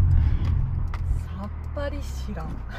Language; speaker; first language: Japanese; non-native, learner; French